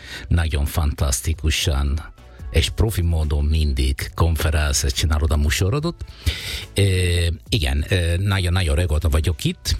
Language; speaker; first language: Hungarian; non-native, fluent; Italian